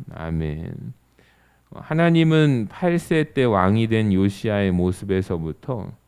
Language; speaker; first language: Korean; native; Korean